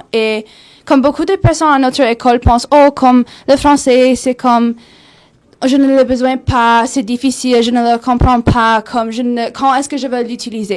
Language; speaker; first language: French; non-native, local second language; English